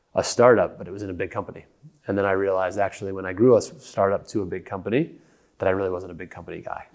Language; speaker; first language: English; native; English